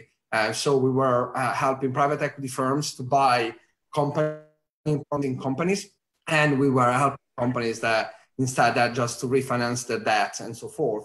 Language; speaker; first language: English; non-native, fluent; Italian